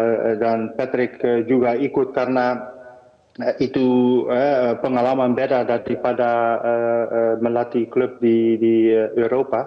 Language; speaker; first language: Indonesian; early bilingual, heritage; Dutch